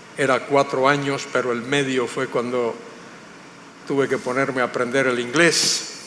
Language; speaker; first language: Spanish; native; Spanish